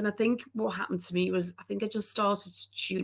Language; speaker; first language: English; native; English